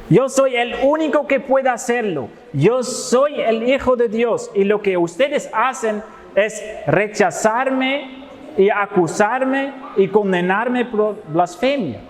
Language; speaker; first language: Spanish; non-native, fluent; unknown